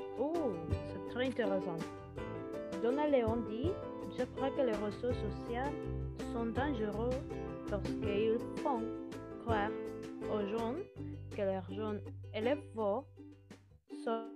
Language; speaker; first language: French; non-native, learner; Spanish